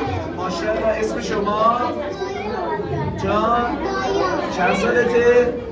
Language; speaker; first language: Persian; native; Persian